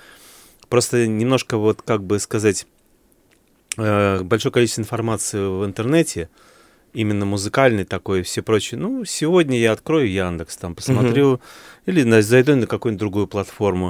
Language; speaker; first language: Russian; native; Russian